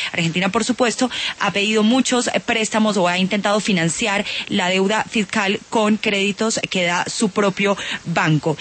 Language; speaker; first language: Spanish; native; Spanish